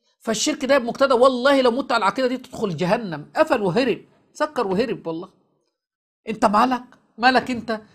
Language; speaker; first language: Arabic; native; Arabic